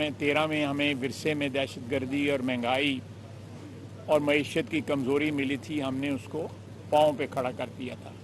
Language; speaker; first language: Urdu; non-native, local second language; Punjabi